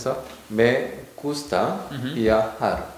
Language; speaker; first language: Spanish; non-native, learner; Korean